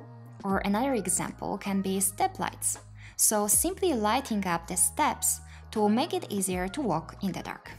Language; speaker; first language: English; non-native, fluent; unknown